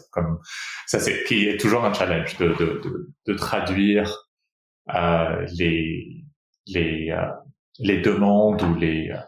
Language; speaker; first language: French; non-native, fluent; Portuguese